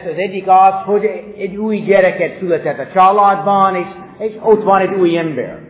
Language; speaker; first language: Hungarian; non-native, fluent; English